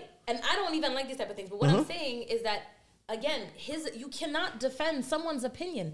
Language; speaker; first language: English; native; English